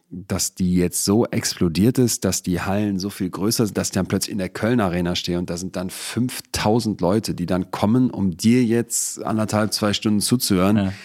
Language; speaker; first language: German; native; German